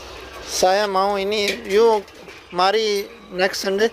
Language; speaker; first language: Indonesian; non-native, learner; Punjabi